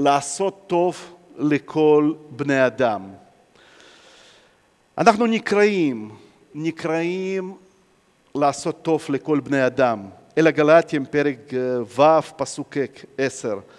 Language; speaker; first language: Hebrew; non-native, fluent; Russian